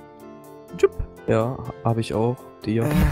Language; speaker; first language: German; native; German